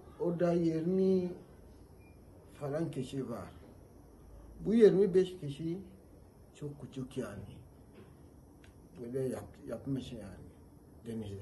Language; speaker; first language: Turkish; non-native, learner; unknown